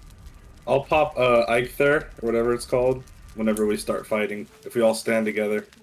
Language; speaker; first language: English; native; English